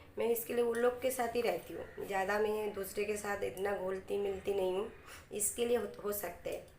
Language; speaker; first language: Hindi; non-native, local second language; Bangla